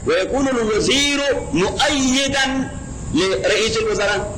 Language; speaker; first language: Arabic; non-native, fluent; Urdu